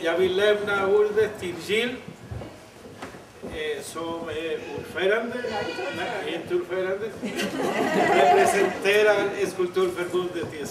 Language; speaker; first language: Swedish; non-native, fluent; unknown